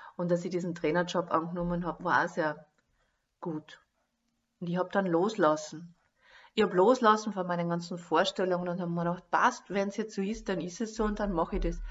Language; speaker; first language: German; native; German